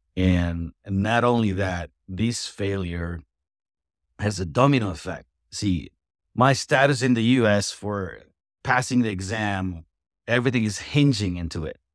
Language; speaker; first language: English; non-native, local second language; Filipino